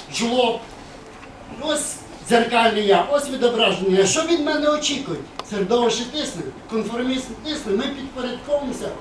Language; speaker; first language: Ukrainian; native; Ukrainian